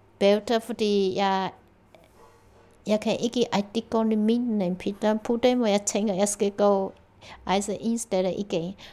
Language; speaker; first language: Danish; non-native, learner; Chinese